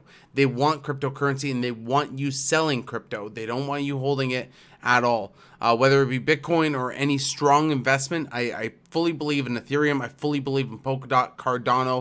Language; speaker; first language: English; native; English